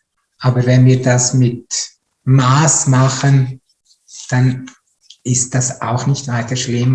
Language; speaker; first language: German; non-native, fluent; Italian